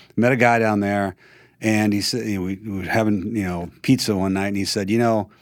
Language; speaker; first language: English; native; English